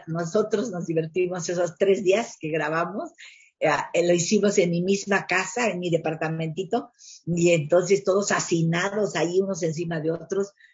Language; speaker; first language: Spanish; native; Spanish